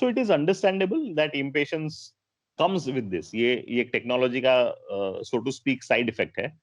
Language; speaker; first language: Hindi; non-native, local second language; Gujarati